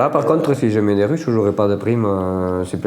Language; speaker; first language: French; native; French